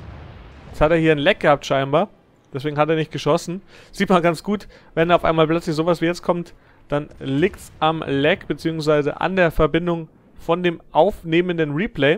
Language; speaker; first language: German; native; German